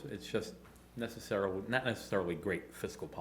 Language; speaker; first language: English; native; English